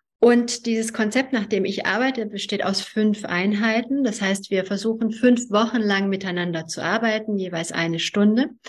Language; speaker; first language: German; early bilingual, other home language; Hungarian